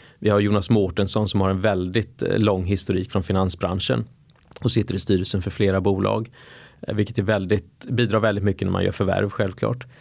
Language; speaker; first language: Swedish; native; Swedish